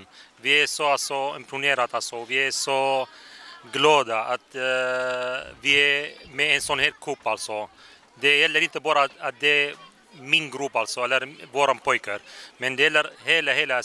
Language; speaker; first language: Swedish; non-native, fluent; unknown